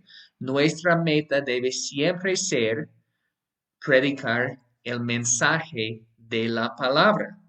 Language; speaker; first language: Spanish; non-native, fluent; English